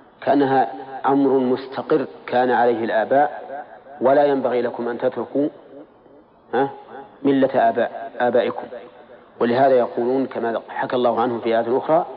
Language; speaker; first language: Arabic; native; Arabic